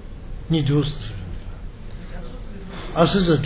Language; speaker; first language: Russian; non-native, learner; Tibetan